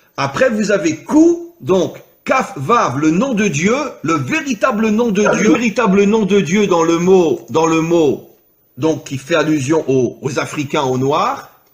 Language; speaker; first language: French; native; French